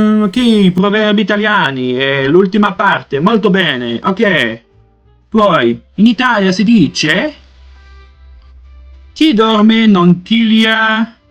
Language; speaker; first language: Italian; non-native, learner; Portuguese